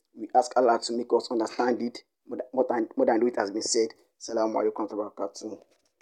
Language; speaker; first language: English; non-native, local second language; Yoruba